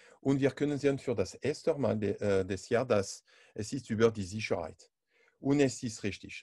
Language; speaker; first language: German; non-native, learner; French